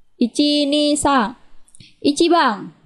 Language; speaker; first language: Japanese; non-native, fluent; Indonesian